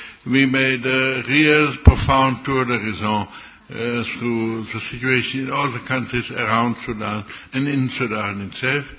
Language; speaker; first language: English; non-native, fluent; German